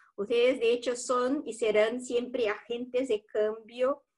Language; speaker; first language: Spanish; native; Spanish